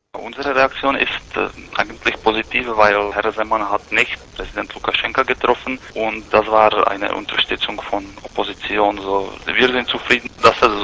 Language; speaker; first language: German; non-native, fluent; Czech